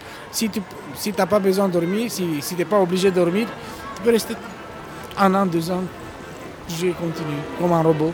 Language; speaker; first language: French; non-native, learner; Romanian